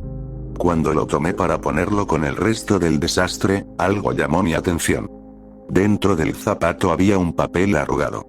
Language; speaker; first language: Spanish; native; Spanish